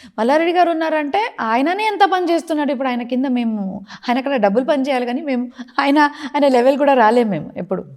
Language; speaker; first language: Telugu; non-native, local second language; Kannada